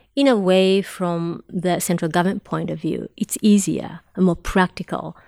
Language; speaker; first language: English; non-native, fluent; Japanese